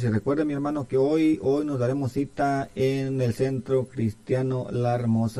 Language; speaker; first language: Spanish; native; Spanish